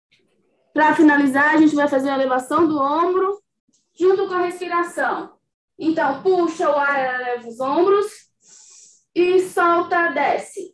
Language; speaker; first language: Portuguese; native; Portuguese